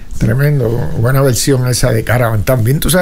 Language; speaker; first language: Spanish; native; Spanish